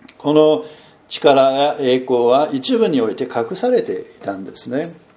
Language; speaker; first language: Japanese; non-native, fluent; English